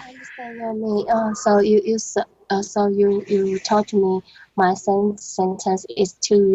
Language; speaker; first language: English; non-native, learner; Chinese